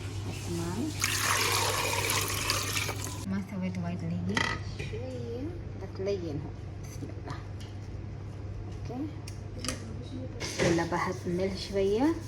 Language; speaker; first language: Arabic; non-native, learner; Urdu